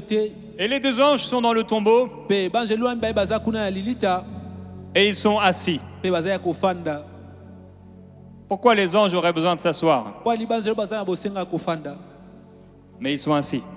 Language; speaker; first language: French; native; French